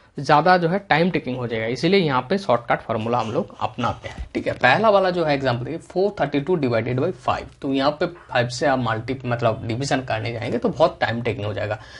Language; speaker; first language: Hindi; non-native, local second language; Bangla